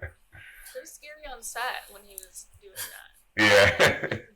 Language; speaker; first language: English; native; English